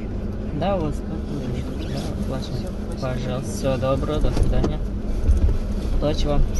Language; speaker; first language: Russian; non-native, learner; Kyrgyz